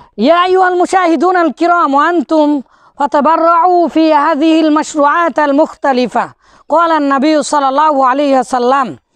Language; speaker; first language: Arabic; non-native, fluent; Bangla